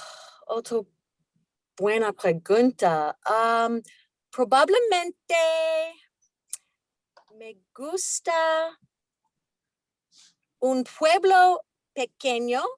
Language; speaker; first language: Spanish; non-native, learner; English